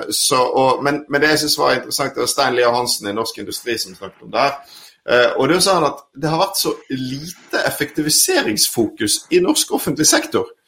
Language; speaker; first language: Norwegian; native; Norwegian